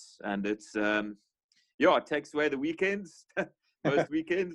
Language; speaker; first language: English; native; English